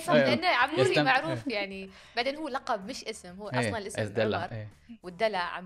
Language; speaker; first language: Arabic; native; Arabic